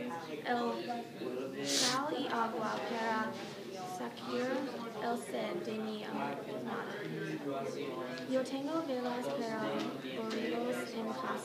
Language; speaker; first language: Spanish; non-native, learner; English